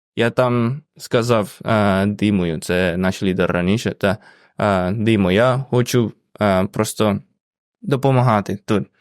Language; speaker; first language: Ukrainian; non-native, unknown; Indonesian